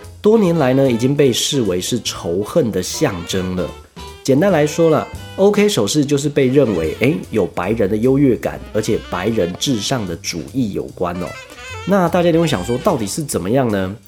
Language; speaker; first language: Chinese; native; Chinese